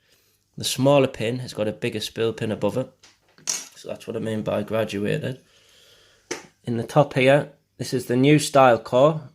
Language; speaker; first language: English; native; English